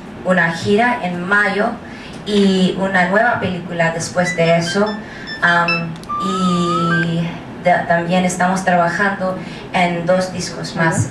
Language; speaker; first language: Spanish; non-native, learner; English